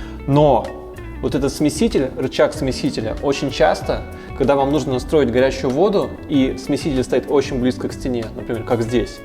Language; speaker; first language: Russian; native; Russian